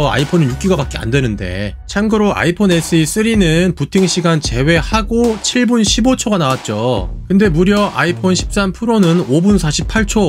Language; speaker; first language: Korean; native; Korean